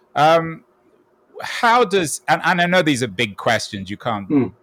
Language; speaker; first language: English; native; English